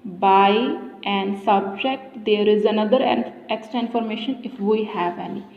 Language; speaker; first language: English; non-native, local second language; Punjabi